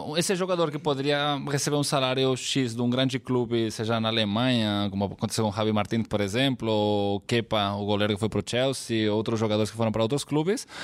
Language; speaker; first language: Portuguese; non-native, fluent; Catalan